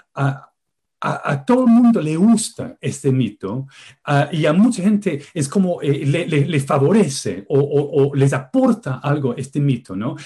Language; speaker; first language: Spanish; non-native, fluent; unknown